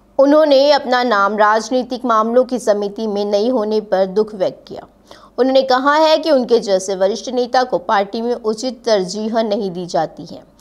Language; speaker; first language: Hindi; native; Hindi